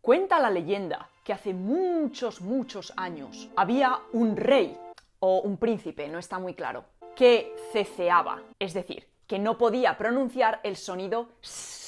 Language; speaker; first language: Spanish; native; Spanish